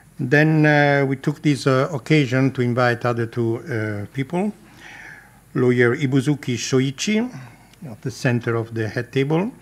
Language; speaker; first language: English; non-native, fluent; Italian